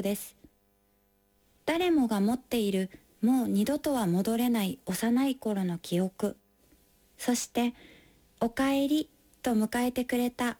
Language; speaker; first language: Japanese; native; Japanese